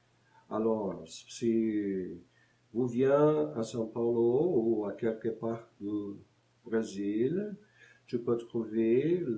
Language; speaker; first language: French; non-native, learner; Portuguese